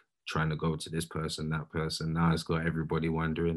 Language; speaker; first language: English; native; English